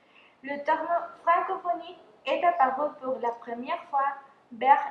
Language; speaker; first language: French; non-native, fluent; Spanish